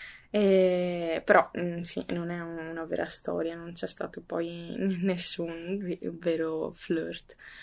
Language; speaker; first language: Italian; native; Italian